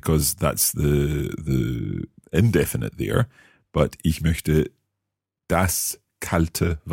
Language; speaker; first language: German; non-native, learner; English